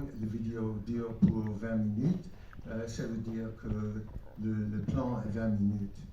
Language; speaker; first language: French; non-native, fluent; English